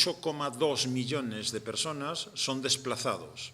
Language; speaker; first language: Spanish; native; Spanish